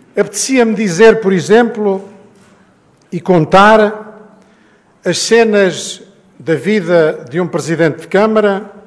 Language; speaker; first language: Portuguese; native; Portuguese